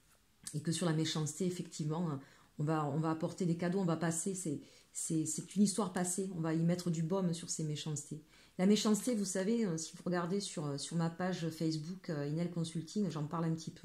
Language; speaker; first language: French; native; French